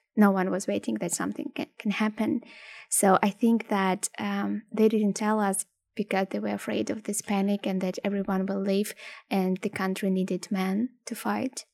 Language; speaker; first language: English; non-native, fluent; Ukrainian